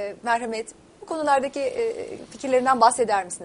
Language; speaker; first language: Turkish; native; Turkish